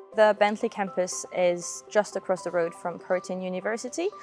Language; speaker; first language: English; non-native, fluent; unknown